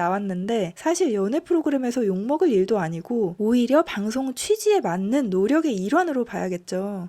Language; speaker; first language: Korean; native; Korean